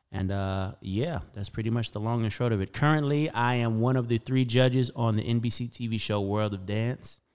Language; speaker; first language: English; native; English